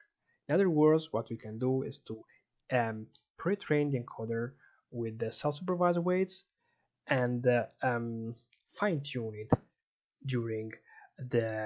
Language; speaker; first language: English; non-native, fluent; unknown